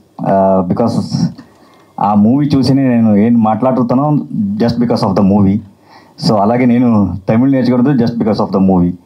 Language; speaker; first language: Telugu; non-native, learner; Kannada